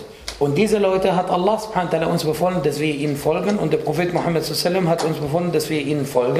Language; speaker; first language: German; non-native, fluent; Arabic